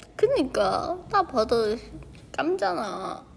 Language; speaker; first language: Korean; non-native, fluent; Chinese